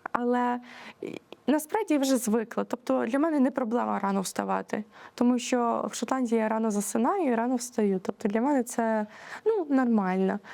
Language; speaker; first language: Ukrainian; native; Ukrainian